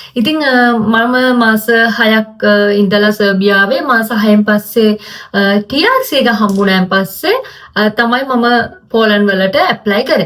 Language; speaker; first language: Sinhala; native; Sinhala